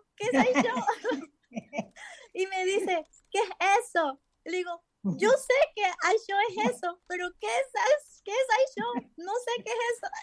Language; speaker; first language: Catalan; non-native, learner; Spanish